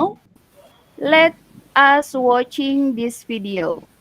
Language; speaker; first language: English; non-native, learner; Indonesian